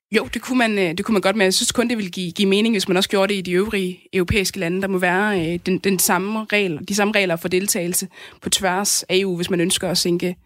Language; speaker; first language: Danish; native; Danish